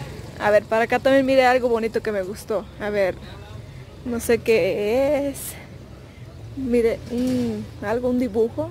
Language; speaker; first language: Spanish; native; Spanish